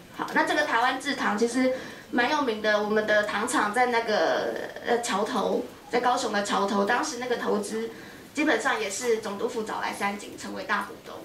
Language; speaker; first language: Chinese; native; Chinese